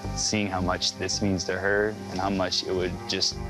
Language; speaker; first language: English; native; English